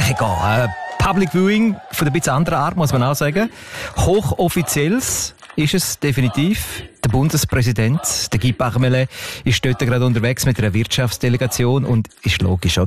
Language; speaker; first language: German; native; German